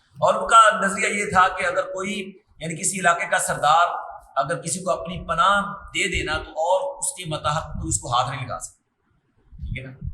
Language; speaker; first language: Urdu; non-native, local second language; Punjabi